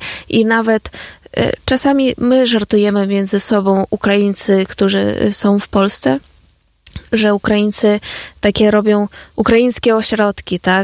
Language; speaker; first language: Polish; non-native, fluent; Ukrainian